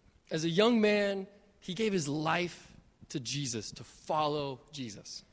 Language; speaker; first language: English; native; English